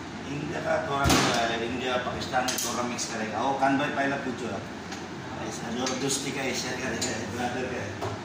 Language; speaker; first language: Hindi; non-native, learner; Filipino